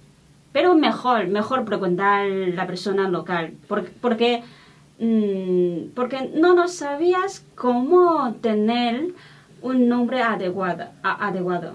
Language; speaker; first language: Spanish; non-native, learner; Chinese